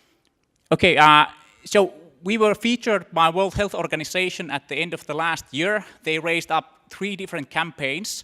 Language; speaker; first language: English; non-native, fluent; Finnish